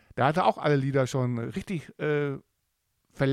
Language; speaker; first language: German; native; German